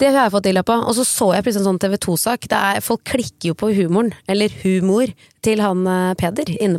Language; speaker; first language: Norwegian; native; Norwegian